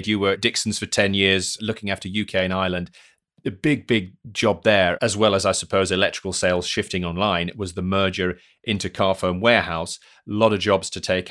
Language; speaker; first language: English; native; English